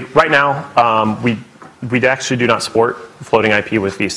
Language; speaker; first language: English; native; English